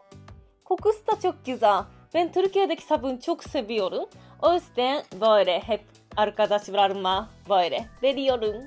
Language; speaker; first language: Turkish; non-native, learner; Japanese